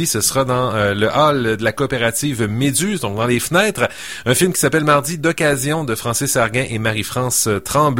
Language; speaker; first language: French; native; French